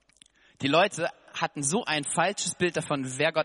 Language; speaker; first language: German; native; German